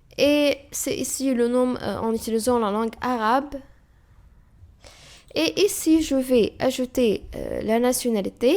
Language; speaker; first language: French; non-native, fluent; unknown